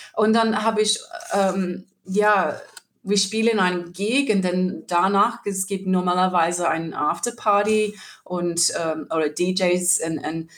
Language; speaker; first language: German; non-native, learner; English